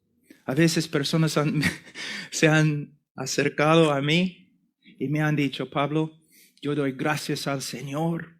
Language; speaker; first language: Spanish; non-native, fluent; English